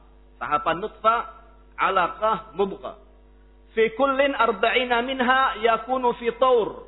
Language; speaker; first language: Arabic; non-native, fluent; Indonesian